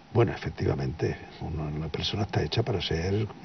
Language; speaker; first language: Spanish; native; Spanish